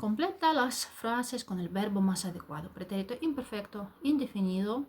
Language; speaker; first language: Spanish; non-native, fluent; Ukrainian